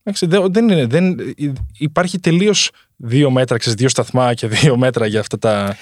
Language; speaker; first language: Greek; early bilingual, heritage; Greek